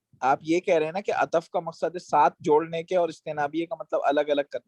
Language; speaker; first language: Urdu; native; Urdu